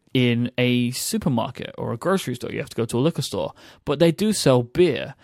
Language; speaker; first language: English; native; English